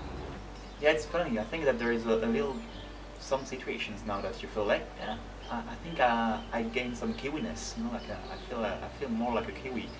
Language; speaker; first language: English; non-native, fluent; French